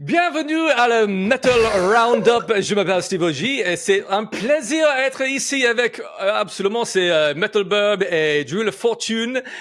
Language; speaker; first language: French; non-native, learner; English